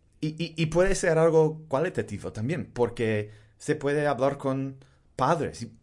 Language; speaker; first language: Spanish; non-native, fluent; English